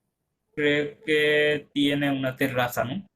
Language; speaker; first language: Spanish; non-native, fluent; Bangla